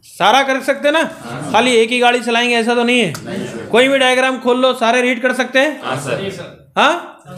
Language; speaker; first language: Hindi; non-native, local second language; Urdu